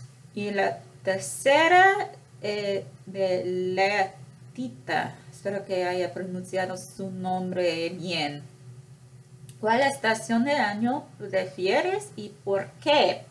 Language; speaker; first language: Spanish; non-native, fluent; English